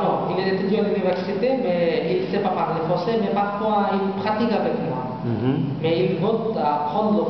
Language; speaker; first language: French; non-native, learner; Bangla